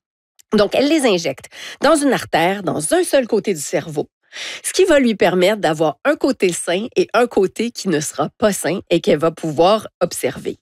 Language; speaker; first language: French; native; French